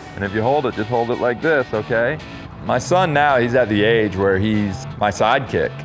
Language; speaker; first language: English; native; English